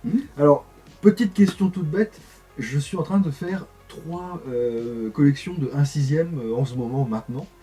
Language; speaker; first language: French; native; French